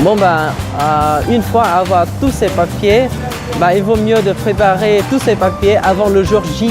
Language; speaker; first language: French; non-native, fluent; Vietnamese